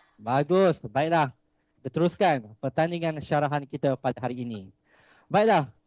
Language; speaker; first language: Malay; native; Malay